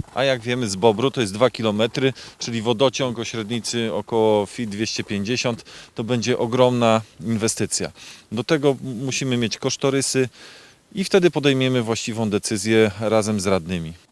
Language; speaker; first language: Polish; native; Polish